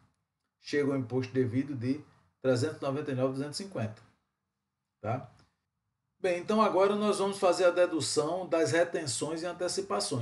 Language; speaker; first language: Portuguese; native; Portuguese